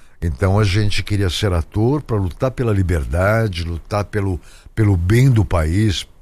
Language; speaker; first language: Portuguese; native; Portuguese